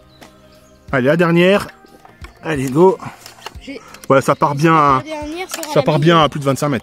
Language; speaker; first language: French; native; French